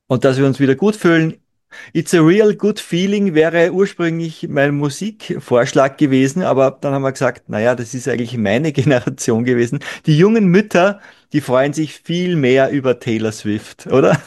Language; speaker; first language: German; native; German